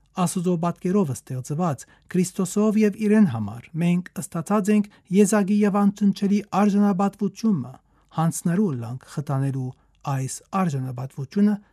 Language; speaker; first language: Armenian; native; Armenian